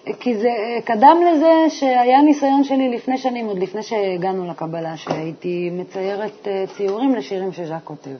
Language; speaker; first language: Hebrew; native; Hebrew